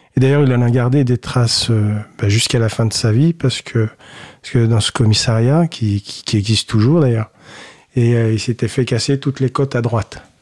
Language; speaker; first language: French; early bilingual, other home language; Kabyle